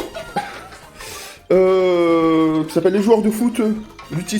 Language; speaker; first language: French; native; French